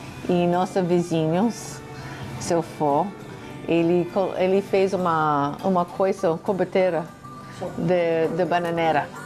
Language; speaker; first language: Portuguese; non-native, learner; English